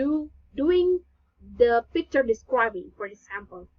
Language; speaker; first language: English; non-native, learner; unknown